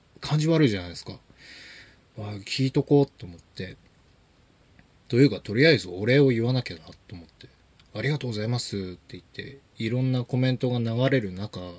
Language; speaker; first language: Japanese; native; Japanese